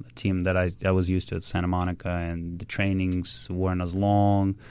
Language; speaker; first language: English; early bilingual, other home language; Russian